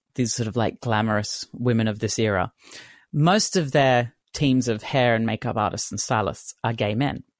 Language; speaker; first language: English; native; English